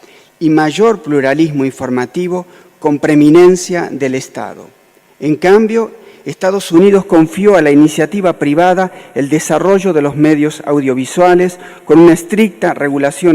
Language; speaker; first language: Spanish; native; Spanish